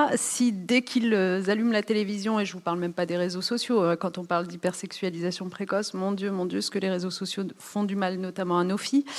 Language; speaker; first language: French; early bilingual, other home language; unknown